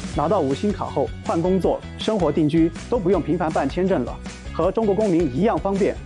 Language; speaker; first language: Chinese; native; Chinese